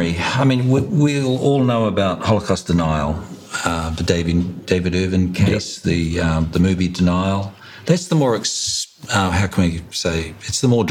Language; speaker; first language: English; native; English